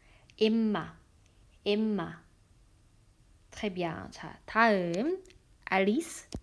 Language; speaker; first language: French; non-native, fluent; Korean